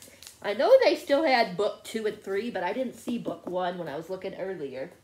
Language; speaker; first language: English; native; English